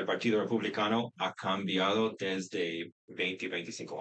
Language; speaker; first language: Spanish; non-native, fluent; English